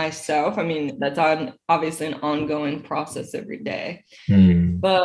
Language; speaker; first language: English; native; English